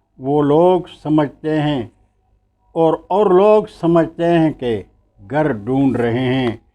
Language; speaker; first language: Urdu; non-native, local second language; Pashto